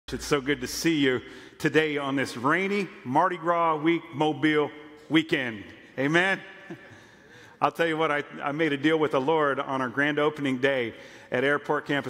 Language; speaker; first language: English; native; English